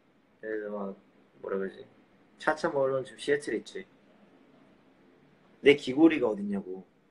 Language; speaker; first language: Korean; early bilingual, heritage; Korean